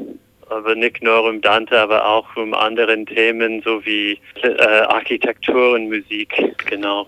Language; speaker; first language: German; non-native, fluent; English